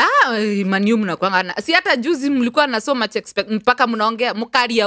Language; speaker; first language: Swahili; non-native, local second language; Kikuyu